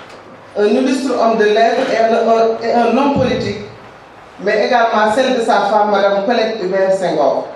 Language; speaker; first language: French; non-native, local second language; Wolof